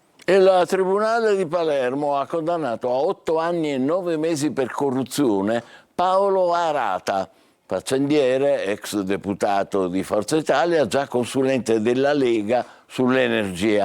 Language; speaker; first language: Italian; native; Italian